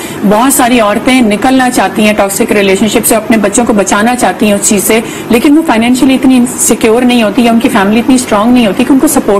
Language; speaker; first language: Urdu; native; Urdu